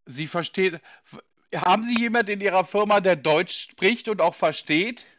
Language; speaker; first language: German; native; German